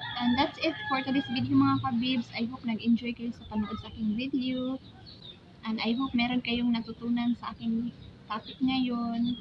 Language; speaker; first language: Filipino; non-native, local second language; Cebuano